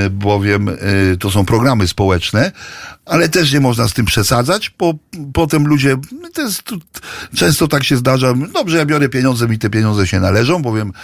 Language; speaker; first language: Polish; native; Polish